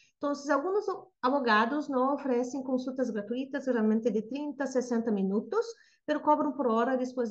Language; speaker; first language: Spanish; non-native, fluent; Portuguese